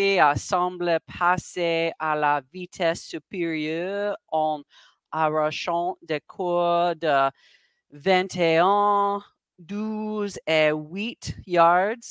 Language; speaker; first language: French; non-native, learner; English